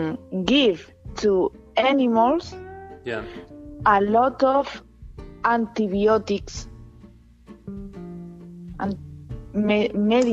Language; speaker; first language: English; non-native, learner; Spanish